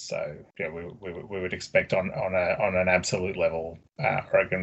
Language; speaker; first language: English; native; English